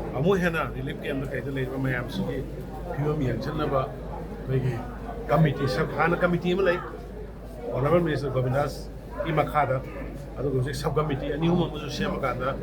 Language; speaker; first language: Manipuri; native; Manipuri